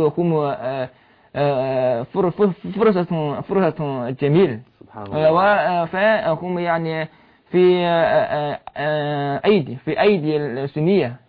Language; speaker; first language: Arabic; non-native, learner; Chinese